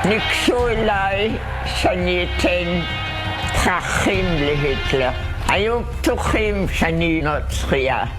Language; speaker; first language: Hebrew; non-native, fluent; German